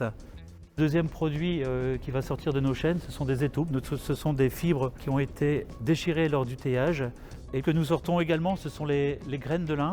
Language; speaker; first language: French; native; French